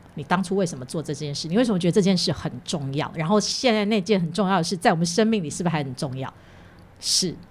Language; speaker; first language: Chinese; native; Chinese